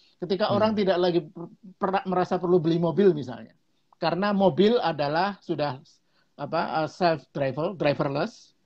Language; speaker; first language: Indonesian; non-native, local second language; Javanese